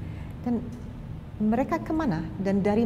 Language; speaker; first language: Indonesian; non-native, fluent; English